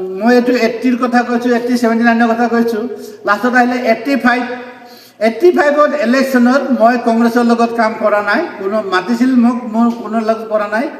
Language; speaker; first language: Assamese; non-native, local second language; Nepali